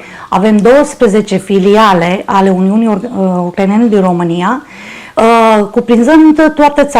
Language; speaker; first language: Romanian; non-native, local second language; Ukrainian